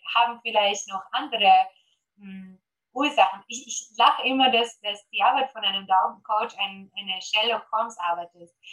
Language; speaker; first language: German; non-native, fluent; Polish